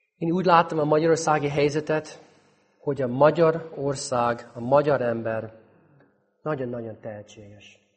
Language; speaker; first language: Hungarian; non-native, fluent; English